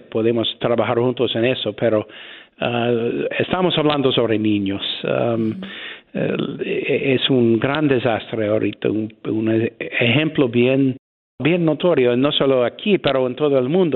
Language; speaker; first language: Spanish; non-native, fluent; English